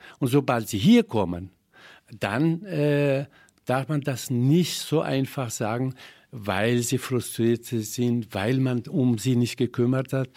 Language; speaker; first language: German; non-native, fluent; Persian